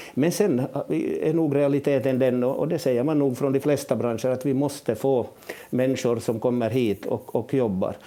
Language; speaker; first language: Swedish; native; Swedish